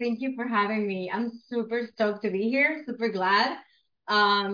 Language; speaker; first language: English; non-native, fluent; Spanish